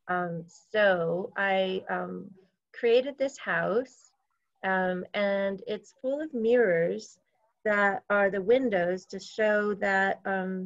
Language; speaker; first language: English; native; English